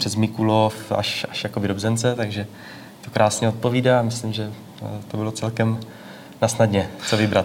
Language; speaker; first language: Czech; native; Czech